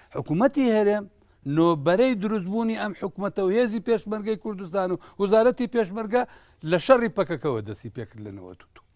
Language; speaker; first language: Central Kurdish; native; Central Kurdish